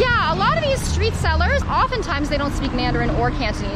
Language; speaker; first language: English; native; English